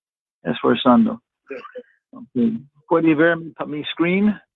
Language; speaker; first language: Spanish; non-native, fluent; English